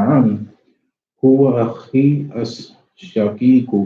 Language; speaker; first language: Arabic; non-native, learner; English